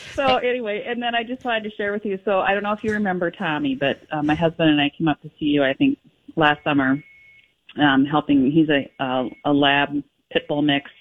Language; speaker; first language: English; native; English